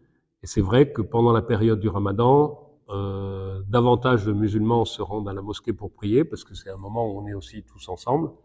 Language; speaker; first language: French; native; French